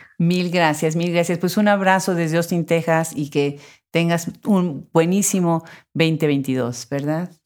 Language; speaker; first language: Spanish; native; Spanish